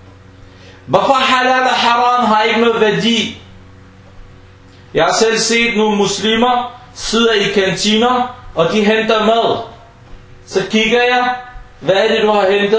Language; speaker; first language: Danish; early bilingual, other home language; Arabic